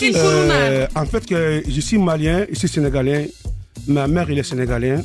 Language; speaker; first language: French; early bilingual, other home language; Soninke